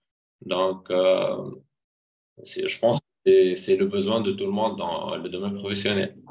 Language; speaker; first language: French; non-native, fluent; Arabic